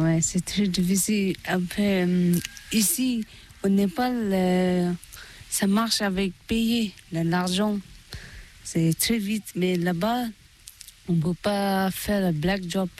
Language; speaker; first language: French; non-native, learner; Tibetan